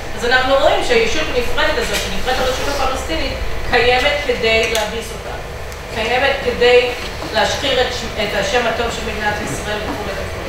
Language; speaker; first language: Hebrew; non-native, fluent; English